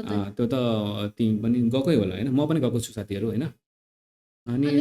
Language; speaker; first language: Nepali; native; Nepali